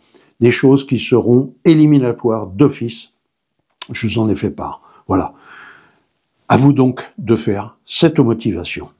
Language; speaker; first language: French; native; French